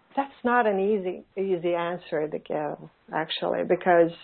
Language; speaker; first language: English; non-native, fluent; Finnish